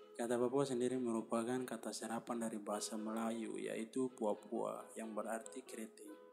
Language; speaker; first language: Indonesian; native; Indonesian